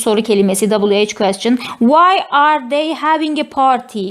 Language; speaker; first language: English; non-native, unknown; Turkish